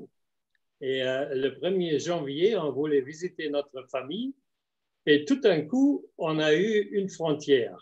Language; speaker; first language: French; non-native, fluent; German